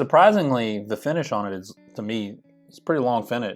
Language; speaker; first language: English; native; English